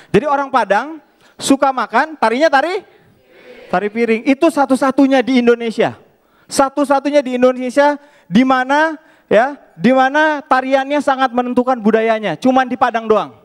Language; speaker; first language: Indonesian; native; Indonesian